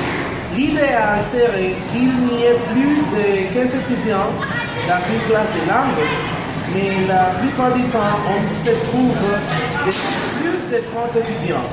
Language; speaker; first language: French; non-native, fluent; Spanish